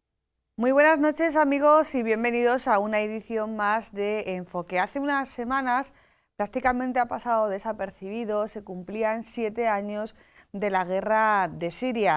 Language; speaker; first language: Spanish; native; Spanish